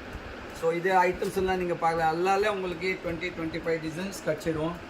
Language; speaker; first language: Tamil; non-native, fluent; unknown